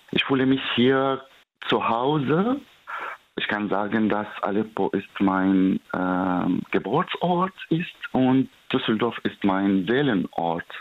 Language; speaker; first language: German; non-native, fluent; Arabic